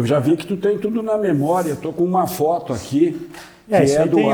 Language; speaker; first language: Portuguese; native; Portuguese